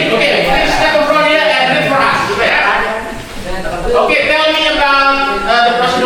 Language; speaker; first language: English; non-native, fluent; Indonesian